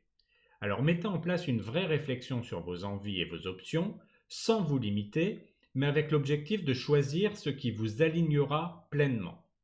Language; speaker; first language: French; native; French